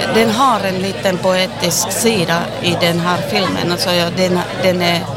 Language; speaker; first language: Swedish; non-native, local second language; Finnish